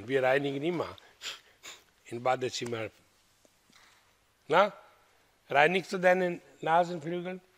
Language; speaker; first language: German; non-native, learner; Hindi